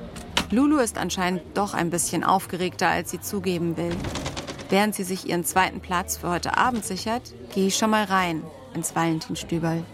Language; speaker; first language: German; native; German